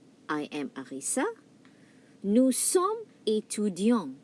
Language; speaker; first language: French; non-native, fluent; Malay